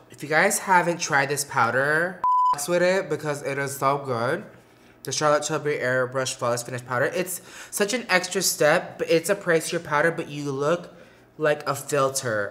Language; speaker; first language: English; native; English